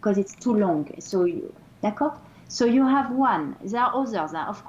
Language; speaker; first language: English; non-native, fluent; French